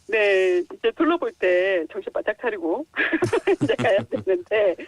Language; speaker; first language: Korean; native; Korean